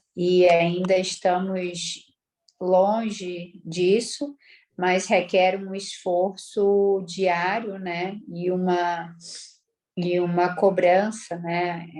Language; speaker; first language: Portuguese; native; Portuguese